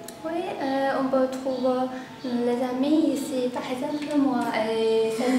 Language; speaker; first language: French; non-native, learner; Chinese